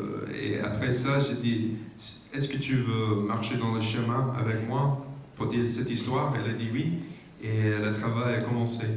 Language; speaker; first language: French; non-native, learner; English